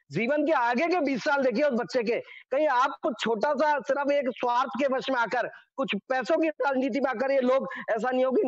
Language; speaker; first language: Hindi; native; Hindi